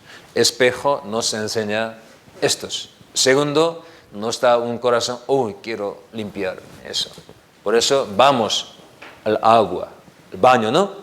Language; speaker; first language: Spanish; non-native, learner; Korean